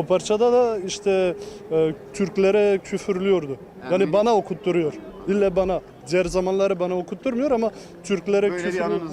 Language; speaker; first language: Turkish; early bilingual, heritage; Turkish